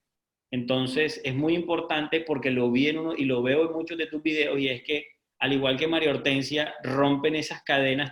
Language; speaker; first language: Spanish; native; Spanish